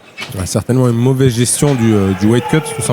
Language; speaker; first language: French; native; French